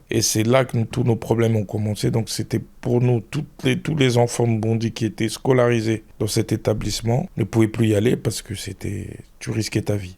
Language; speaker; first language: French; early bilingual, other home language; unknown